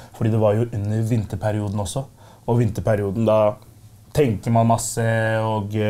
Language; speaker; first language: Norwegian; early bilingual, other home language; Arabic